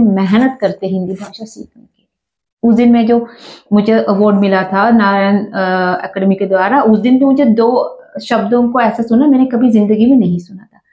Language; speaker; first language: Hindi; non-native, fluent; Sinhala